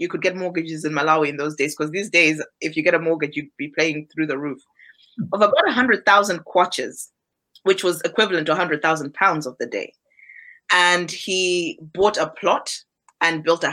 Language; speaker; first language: English; non-native, local second language; Nyanja